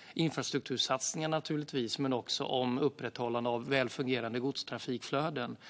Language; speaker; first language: Swedish; native; Swedish